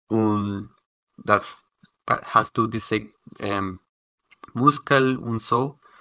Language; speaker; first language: German; non-native, learner; Spanish